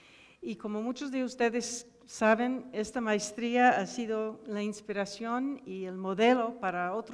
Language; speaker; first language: Spanish; non-native, fluent; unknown